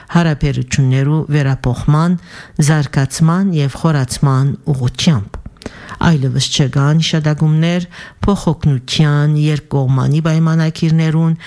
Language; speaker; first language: Armenian; early bilingual, heritage; Armenian